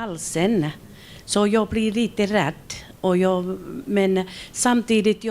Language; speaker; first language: Swedish; non-native, local second language; Finnish